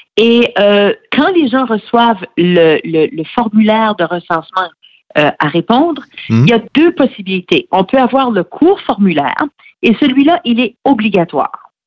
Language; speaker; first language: French; native; French